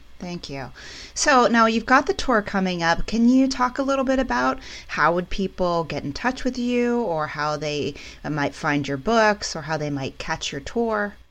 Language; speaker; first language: English; native; English